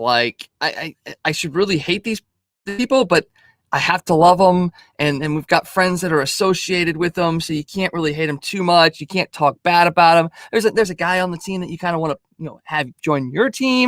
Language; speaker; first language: English; native; English